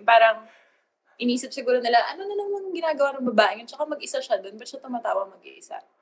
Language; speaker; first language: Filipino; native; Filipino